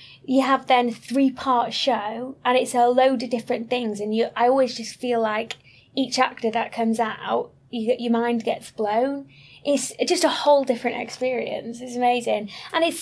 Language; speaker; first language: English; native; English